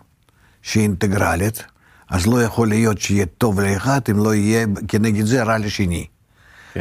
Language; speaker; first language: Hebrew; non-native, fluent; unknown